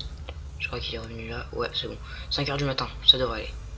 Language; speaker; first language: French; native; French